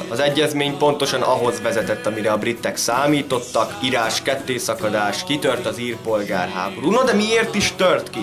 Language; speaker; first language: Hungarian; native; Hungarian